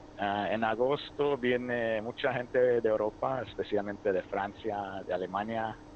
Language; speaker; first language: Spanish; early bilingual, heritage; Spanish